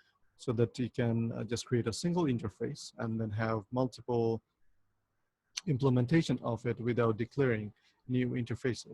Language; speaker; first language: English; non-native, local second language; Bangla